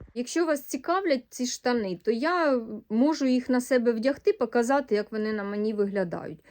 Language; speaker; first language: Ukrainian; native; Ukrainian